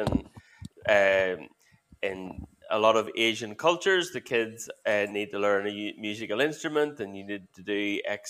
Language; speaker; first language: English; native; English